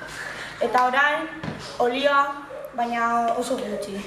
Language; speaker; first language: Basque; non-native, local second language; Spanish